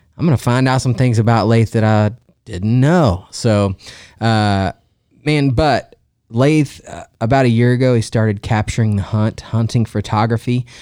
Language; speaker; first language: English; native; English